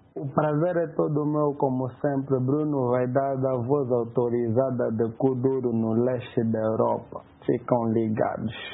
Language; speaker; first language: Portuguese; native; Portuguese